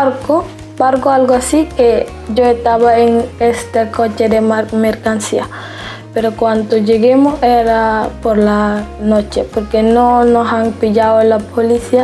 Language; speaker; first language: Spanish; non-native, learner; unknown